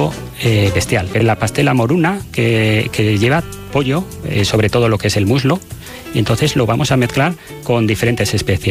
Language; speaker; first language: Spanish; native; Spanish